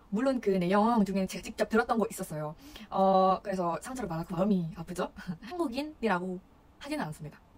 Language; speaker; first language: Korean; non-native, fluent; Indonesian